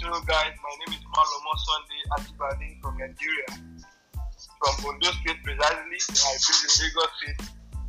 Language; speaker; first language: English; non-native, local second language; Yoruba